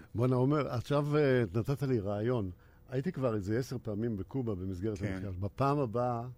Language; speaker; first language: Hebrew; native; Hebrew